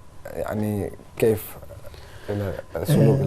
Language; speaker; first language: Arabic; non-native, fluent; Indonesian